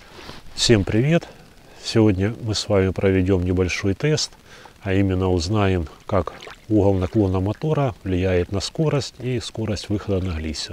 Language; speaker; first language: Russian; native; Russian